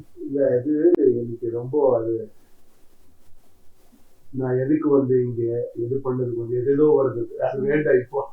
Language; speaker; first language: Tamil; non-native, learner; Kannada